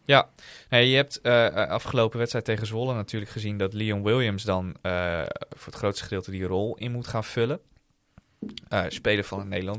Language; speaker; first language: Dutch; native; Dutch